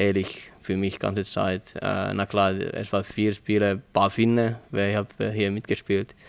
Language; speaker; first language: German; non-native, learner; Finnish